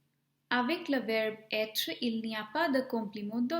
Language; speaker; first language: French; non-native, fluent; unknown